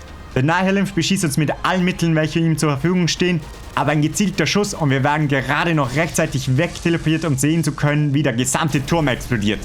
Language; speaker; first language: German; native; German